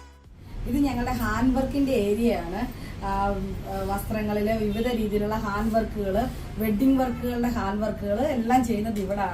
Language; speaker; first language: Malayalam; native; Malayalam